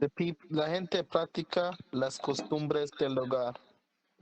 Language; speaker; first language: Spanish; non-native, learner; English